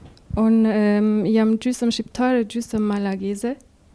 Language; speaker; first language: Albanian; early bilingual, heritage; Albanian